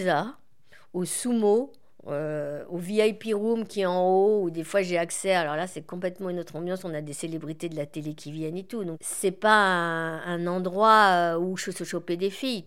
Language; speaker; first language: French; native; French